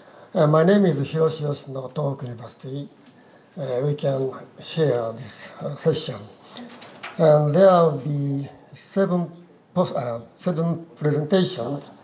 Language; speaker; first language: English; non-native, fluent; Japanese